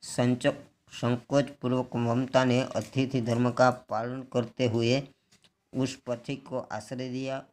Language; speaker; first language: Hindi; non-native, local second language; Gujarati